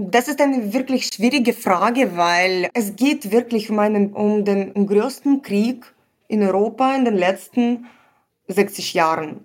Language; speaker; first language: German; non-native, fluent; Ukrainian